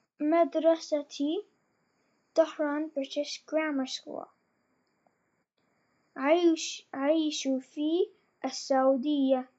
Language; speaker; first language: Arabic; non-native, learner; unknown